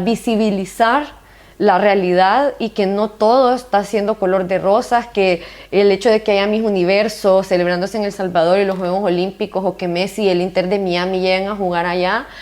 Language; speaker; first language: Spanish; native; Spanish